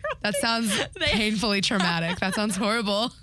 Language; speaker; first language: English; native; English